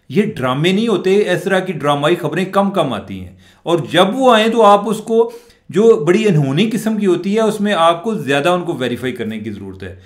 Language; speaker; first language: Urdu; non-native, local second language; Punjabi